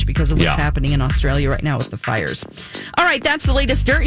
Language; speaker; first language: English; native; English